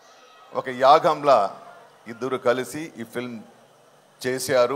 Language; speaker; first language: Telugu; non-native, local second language; Tamil